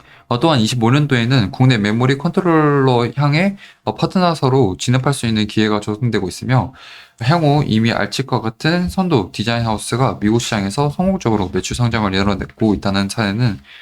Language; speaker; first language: Korean; native; Korean